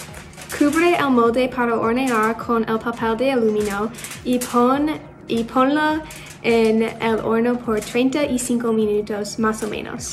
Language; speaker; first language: Spanish; non-native, learner; English